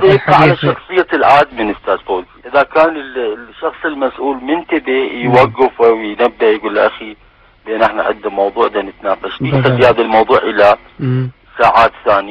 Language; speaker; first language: Arabic; native; Arabic